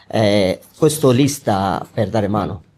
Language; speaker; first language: Italian; non-native, learner; Bangla